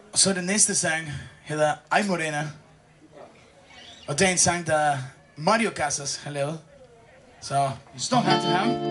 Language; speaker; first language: Danish; non-native, learner; Spanish